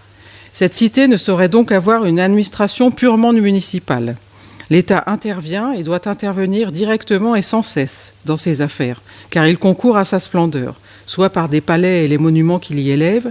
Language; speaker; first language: French; native; French